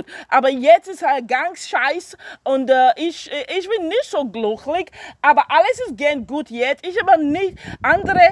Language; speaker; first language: German; non-native, learner; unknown